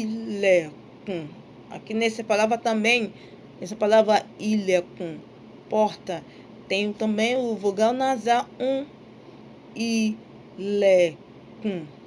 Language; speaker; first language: Portuguese; non-native, fluent; Yoruba